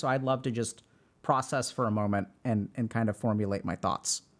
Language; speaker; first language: English; native; English